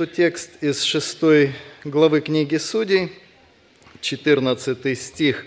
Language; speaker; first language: Russian; native; Russian